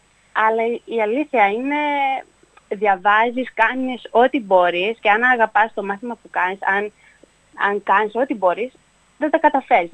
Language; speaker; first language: Greek; early bilingual, heritage; Greek